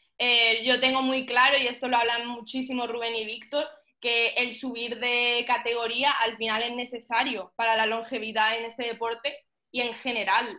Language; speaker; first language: Spanish; early bilingual, heritage; Spanish